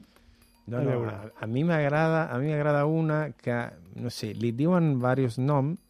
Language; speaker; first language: Catalan; non-native, fluent; Italian